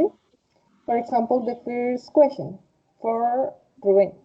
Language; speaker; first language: English; non-native, fluent; Spanish